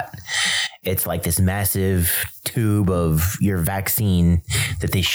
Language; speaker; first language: English; native; English